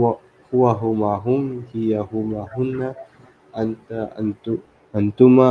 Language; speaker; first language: Arabic; non-native, learner; Filipino